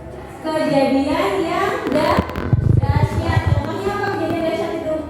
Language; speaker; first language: Indonesian; native; Indonesian